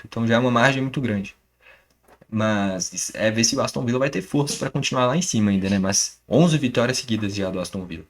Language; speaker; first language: Portuguese; native; Portuguese